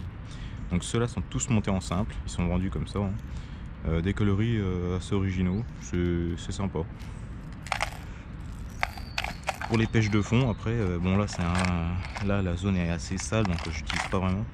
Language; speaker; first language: French; native; French